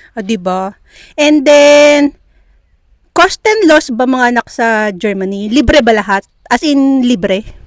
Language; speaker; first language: Filipino; native; Filipino